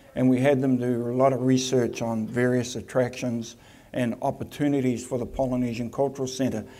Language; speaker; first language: English; native; English